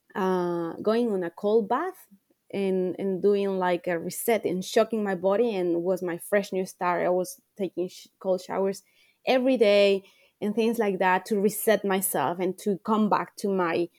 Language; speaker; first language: English; non-native, fluent; Spanish